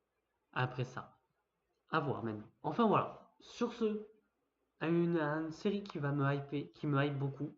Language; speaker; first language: French; native; French